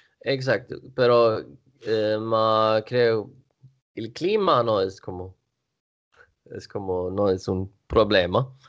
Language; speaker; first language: Italian; non-native, learner; Swedish